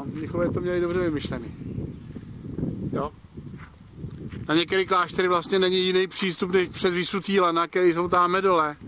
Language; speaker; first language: Czech; native; Czech